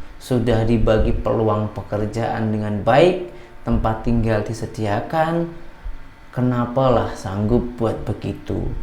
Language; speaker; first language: Indonesian; native; Indonesian